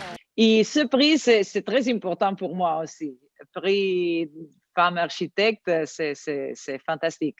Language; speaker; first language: French; non-native, learner; Italian